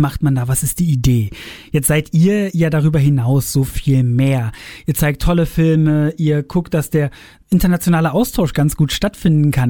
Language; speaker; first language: German; native; German